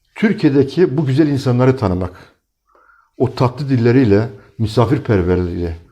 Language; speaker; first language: Turkish; native; Turkish